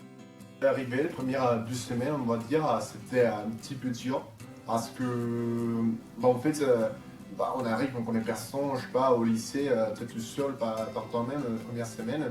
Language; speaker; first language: French; non-native, fluent; Spanish